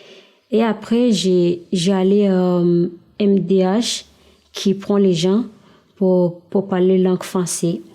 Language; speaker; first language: French; non-native, learner; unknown